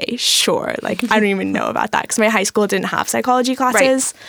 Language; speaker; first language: English; native; English